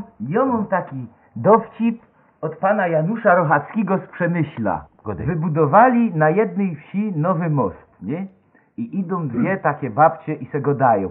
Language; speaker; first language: Polish; native; Polish